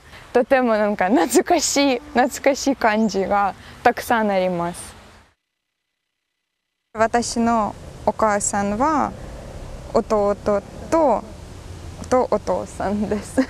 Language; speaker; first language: Japanese; non-native, learner; Ukrainian